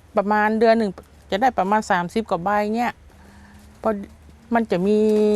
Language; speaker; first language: Thai; non-native, local second language; Shan